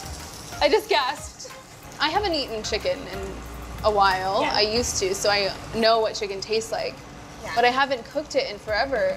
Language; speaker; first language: English; native; English